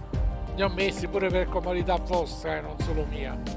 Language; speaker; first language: Italian; native; Italian